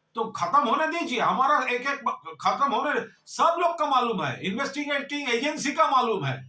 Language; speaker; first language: Hindi; non-native, local second language; Bangla